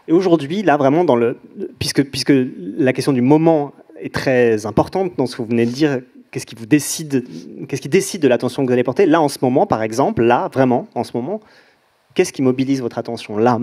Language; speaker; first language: French; native; French